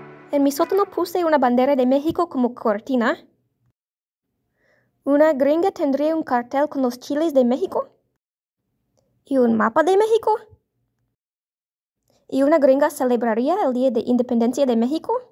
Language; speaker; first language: Spanish; non-native, fluent; English